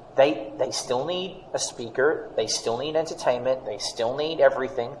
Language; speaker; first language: English; native; English